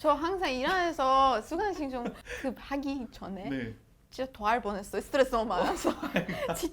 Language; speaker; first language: Korean; non-native, fluent; Persian